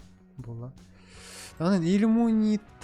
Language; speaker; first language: Korean; non-native, learner; Russian